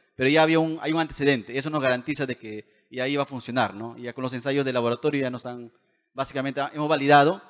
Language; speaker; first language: Spanish; native; Spanish